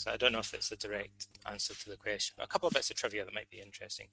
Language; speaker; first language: English; native; English